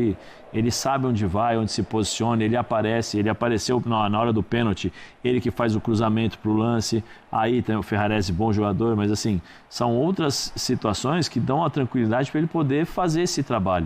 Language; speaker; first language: Portuguese; native; Portuguese